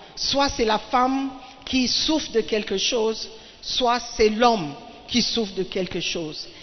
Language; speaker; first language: French; non-native, fluent; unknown